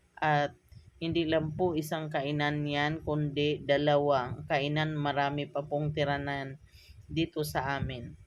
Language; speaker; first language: Filipino; native; Filipino